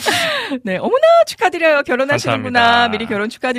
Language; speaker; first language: Korean; native; Korean